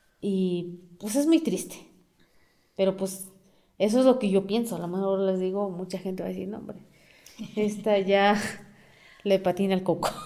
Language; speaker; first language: Spanish; non-native, local second language; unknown